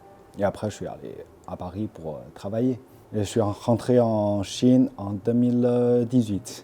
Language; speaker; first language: French; non-native, fluent; Chinese